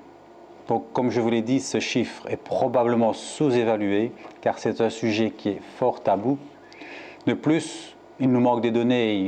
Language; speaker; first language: French; native; French